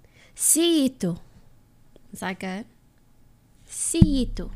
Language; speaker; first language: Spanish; non-native, learner; French